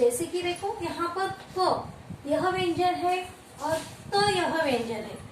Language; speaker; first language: Hindi; non-native, local second language; Marathi